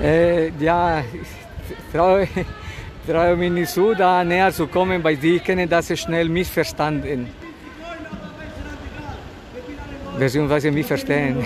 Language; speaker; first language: German; non-native, fluent; Spanish